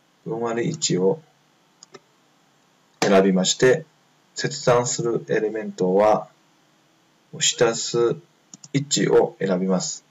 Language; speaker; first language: Japanese; non-native, fluent; Chinese